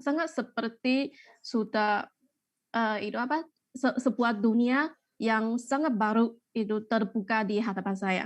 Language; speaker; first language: Indonesian; non-native, fluent; Chinese